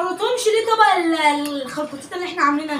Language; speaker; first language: Arabic; native; Arabic